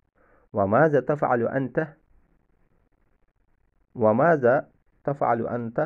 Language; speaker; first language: Arabic; non-native, fluent; Bangla